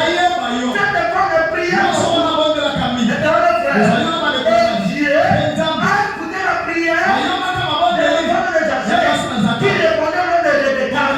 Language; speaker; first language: French; non-native, local second language; Lingala